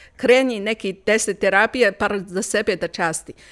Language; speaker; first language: Serbian; non-native, learner; Chinese